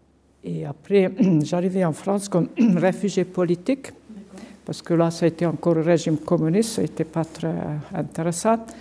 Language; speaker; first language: French; non-native, fluent; Hungarian